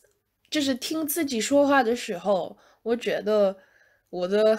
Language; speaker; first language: Chinese; non-native, fluent; English